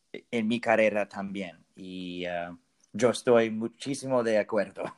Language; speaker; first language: Spanish; non-native, learner; English